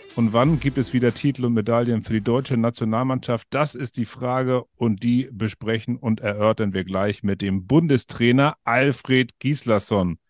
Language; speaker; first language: German; native; German